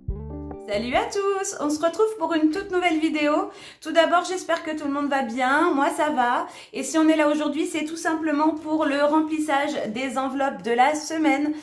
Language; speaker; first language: French; native; French